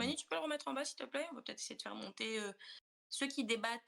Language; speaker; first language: French; non-native, local second language; Comorian